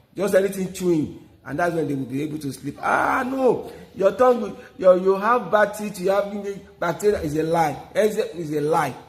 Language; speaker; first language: English; non-native, local second language; Yoruba